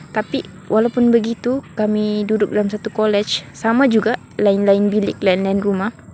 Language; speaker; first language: Malay; native; Malay